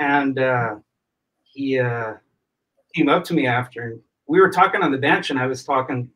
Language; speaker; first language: English; native; English